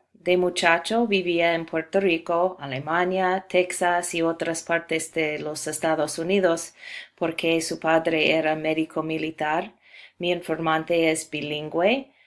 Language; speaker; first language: Spanish; non-native, fluent; English